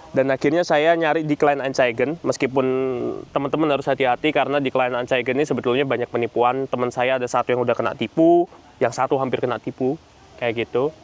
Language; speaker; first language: Indonesian; native; Indonesian